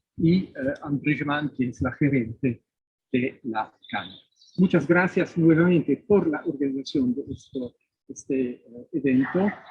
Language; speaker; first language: Spanish; non-native, fluent; French